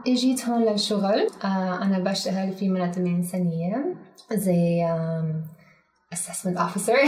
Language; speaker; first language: Arabic; non-native, learner; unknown